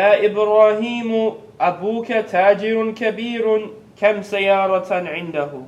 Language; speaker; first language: Arabic; non-native, fluent; English